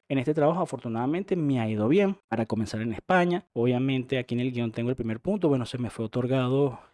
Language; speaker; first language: Spanish; native; Spanish